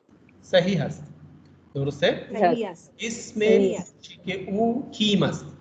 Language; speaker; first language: Persian; non-native, fluent; Urdu